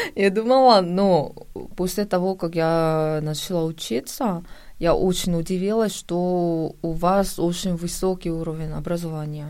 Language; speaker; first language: Russian; non-native, fluent; Korean